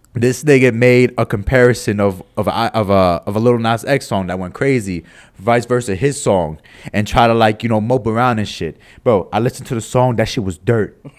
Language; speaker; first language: English; native; English